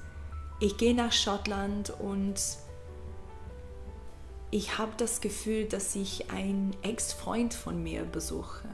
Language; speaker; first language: German; non-native, learner; English